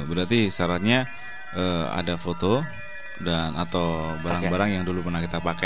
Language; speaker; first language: Indonesian; native; Indonesian